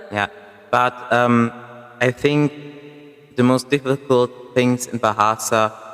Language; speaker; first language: English; non-native, fluent; German